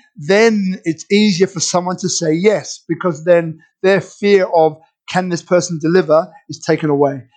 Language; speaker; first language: English; native; English